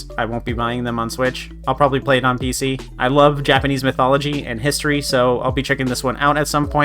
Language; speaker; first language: English; native; English